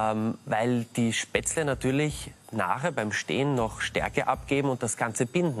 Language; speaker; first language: German; native; German